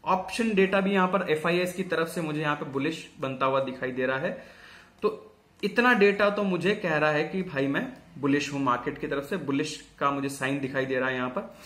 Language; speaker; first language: Hindi; native; Hindi